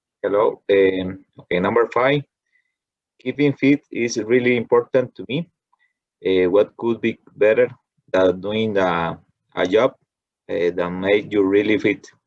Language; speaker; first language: English; non-native, learner; Spanish